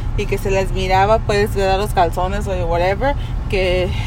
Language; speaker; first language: Spanish; early bilingual, heritage; Spanish